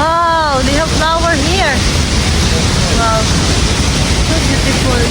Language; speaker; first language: English; non-native, local second language; Filipino